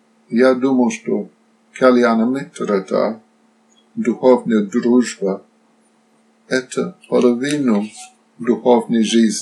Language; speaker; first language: Russian; non-native, fluent; Slovak